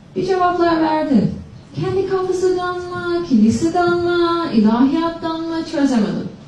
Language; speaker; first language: Turkish; non-native, fluent; English